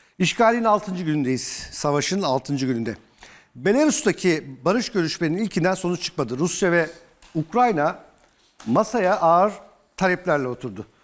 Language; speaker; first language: Turkish; native; Turkish